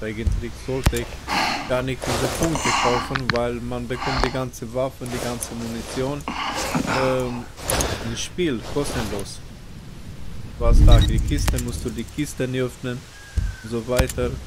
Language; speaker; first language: German; non-native, fluent; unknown